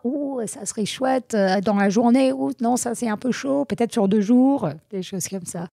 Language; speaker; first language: French; non-native, fluent; English